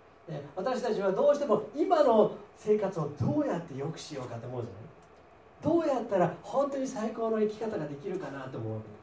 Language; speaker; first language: Japanese; native; Japanese